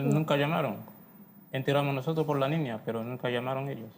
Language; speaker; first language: Spanish; non-native, learner; Haitian Creole